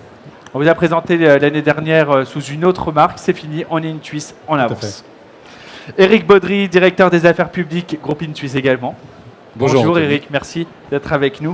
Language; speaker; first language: French; native; French